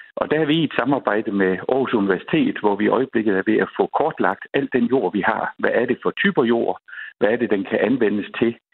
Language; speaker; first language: Danish; native; Danish